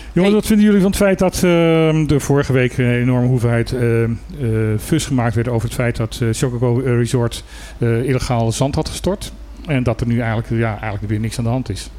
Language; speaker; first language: Dutch; native; Dutch